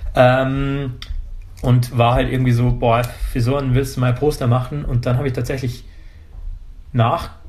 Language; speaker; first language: German; native; German